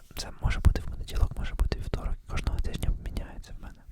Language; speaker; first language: Ukrainian; early bilingual, heritage; Ukrainian